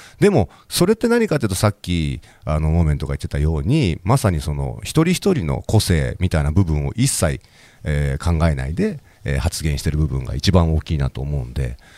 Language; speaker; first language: Japanese; native; Japanese